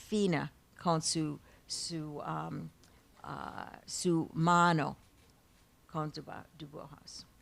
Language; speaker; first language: Spanish; non-native, learner; English